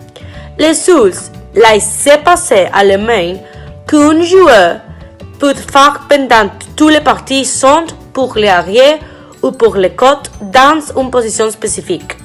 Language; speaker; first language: French; non-native, learner; Spanish